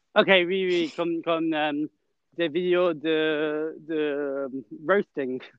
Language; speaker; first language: French; non-native, learner; English